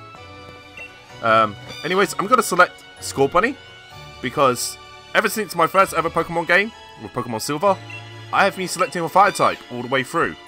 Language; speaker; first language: English; native; English